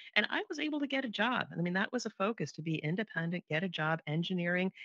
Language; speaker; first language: English; native; English